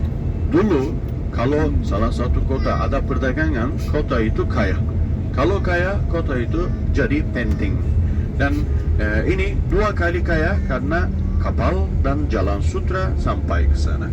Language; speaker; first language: Indonesian; non-native, learner; Turkish